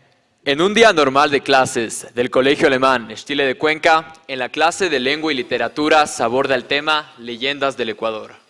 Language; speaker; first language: Spanish; native; Spanish